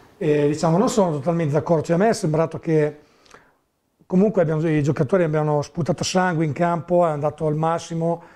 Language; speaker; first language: Italian; native; Italian